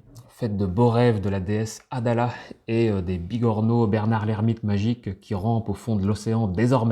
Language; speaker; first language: French; native; French